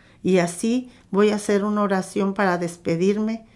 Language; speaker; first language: Spanish; native; Spanish